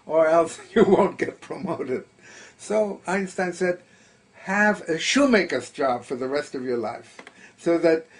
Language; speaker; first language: English; early bilingual, other home language; German